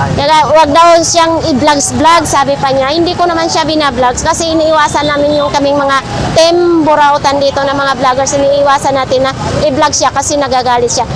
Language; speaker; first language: Filipino; non-native, local second language; Masbatenyo